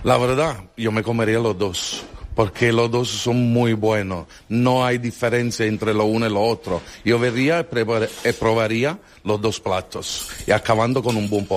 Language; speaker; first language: Spanish; non-native, fluent; Italian